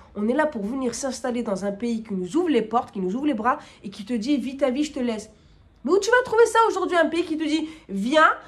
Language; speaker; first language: French; native; French